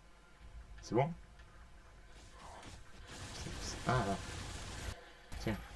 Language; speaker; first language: French; native; French